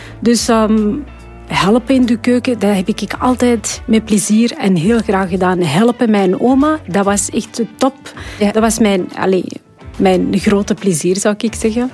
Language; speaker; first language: Dutch; non-native, fluent; Arabic